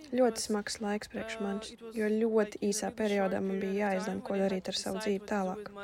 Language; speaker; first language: Latvian; non-native, fluent; Russian